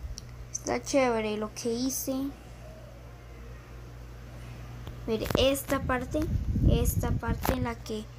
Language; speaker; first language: Spanish; native; Spanish